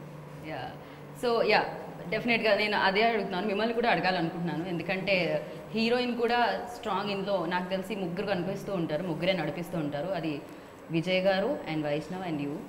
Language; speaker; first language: Telugu; native; Telugu